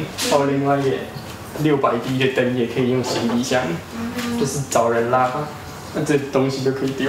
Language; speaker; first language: Chinese; native; Chinese